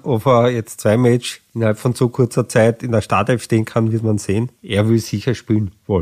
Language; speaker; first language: German; native; German